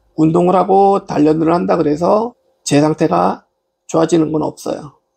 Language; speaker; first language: Korean; native; Korean